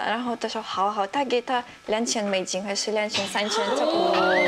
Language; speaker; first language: Chinese; non-native, fluent; Russian